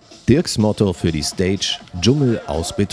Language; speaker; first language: German; native; German